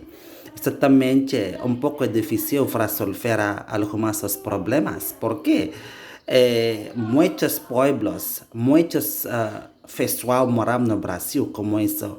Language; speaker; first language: Portuguese; non-native, learner; Indonesian